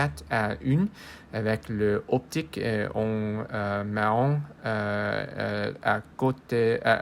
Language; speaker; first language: French; non-native, learner; English